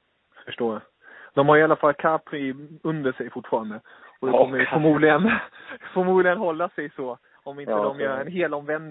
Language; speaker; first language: Swedish; native; Swedish